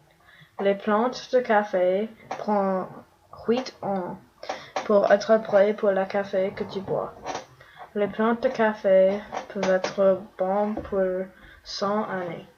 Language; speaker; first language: French; non-native, learner; English